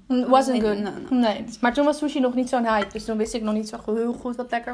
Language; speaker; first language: Dutch; native; Dutch